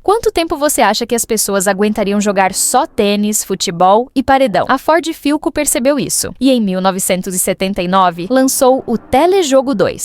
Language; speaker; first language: Portuguese; native; Portuguese